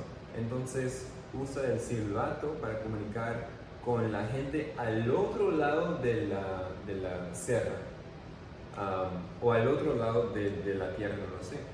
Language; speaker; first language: Spanish; non-native, fluent; English